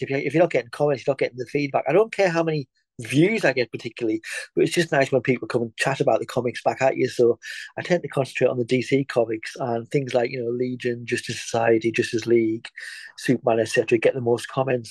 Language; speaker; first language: English; native; English